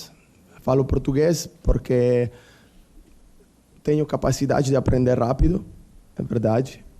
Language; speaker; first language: Portuguese; non-native, learner; Italian